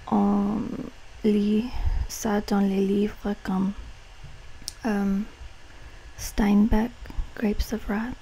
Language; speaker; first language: French; non-native, learner; English